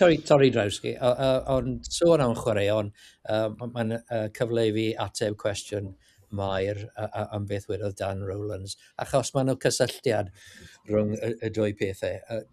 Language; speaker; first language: Welsh; non-native, learner; English